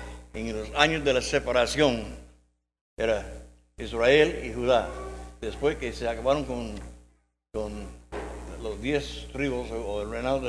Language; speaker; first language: Spanish; non-native, learner; English